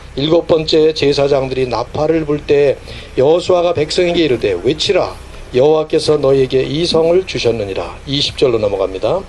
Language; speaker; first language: Korean; native; Korean